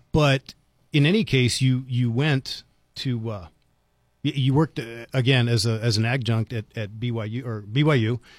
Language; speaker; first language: English; native; English